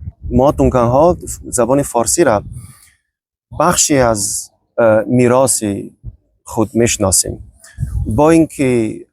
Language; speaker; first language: Persian; non-native, fluent; Chinese